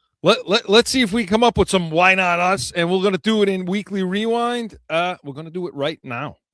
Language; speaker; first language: English; native; English